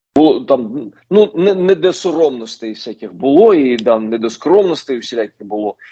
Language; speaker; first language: Ukrainian; non-native, local second language; Russian